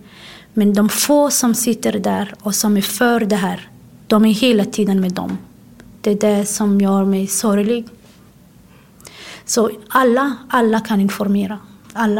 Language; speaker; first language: Swedish; non-native, fluent; Somali